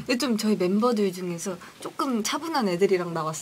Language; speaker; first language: Korean; native; Korean